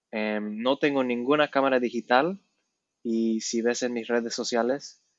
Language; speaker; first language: Spanish; early bilingual, heritage; Spanish